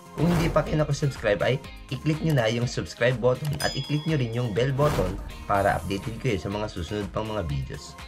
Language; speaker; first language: Filipino; native; Filipino